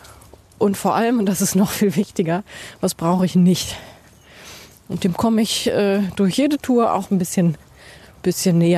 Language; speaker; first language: German; native; German